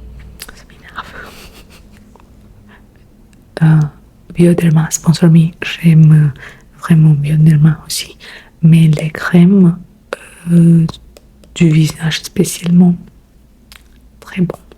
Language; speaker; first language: French; non-native, learner; Spanish